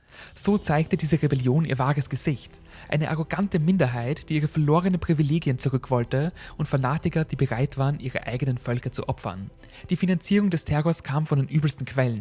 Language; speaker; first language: German; native; German